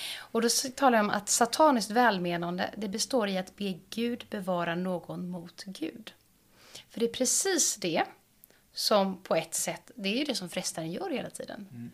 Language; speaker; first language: Swedish; native; Swedish